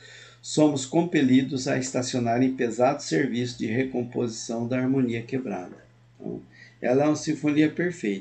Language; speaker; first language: Portuguese; native; Portuguese